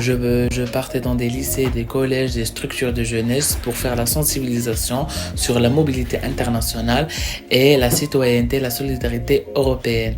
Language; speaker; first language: French; non-native, local second language; Arabic